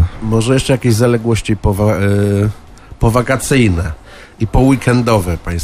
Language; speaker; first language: Polish; native; Polish